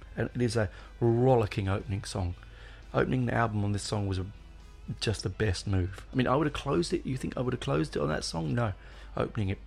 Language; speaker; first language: English; native; English